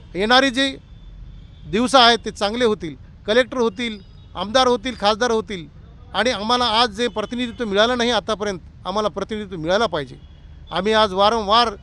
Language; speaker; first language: Marathi; non-native, local second language; Lambadi